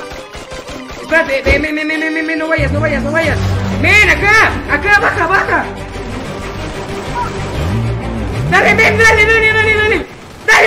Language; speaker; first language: Spanish; native; Spanish